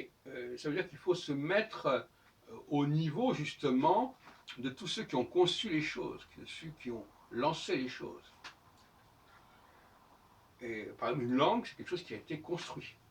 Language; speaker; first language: French; native; French